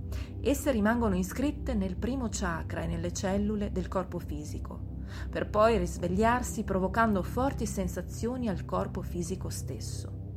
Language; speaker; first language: Italian; native; Italian